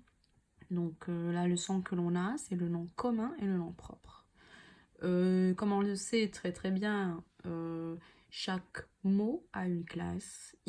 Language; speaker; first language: French; non-native, local second language; Arabic